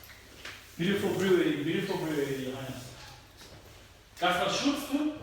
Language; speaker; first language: English; non-native, learner; Portuguese